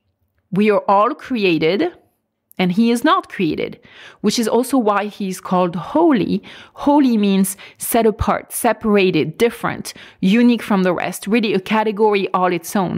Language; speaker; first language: English; non-native, fluent; French